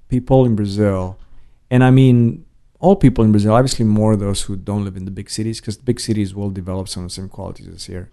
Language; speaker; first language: English; non-native, fluent; Romanian